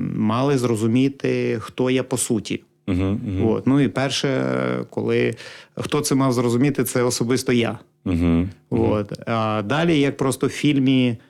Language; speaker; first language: Ukrainian; native; Ukrainian